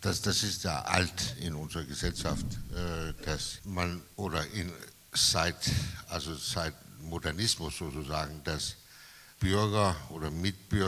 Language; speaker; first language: German; non-native, fluent; Danish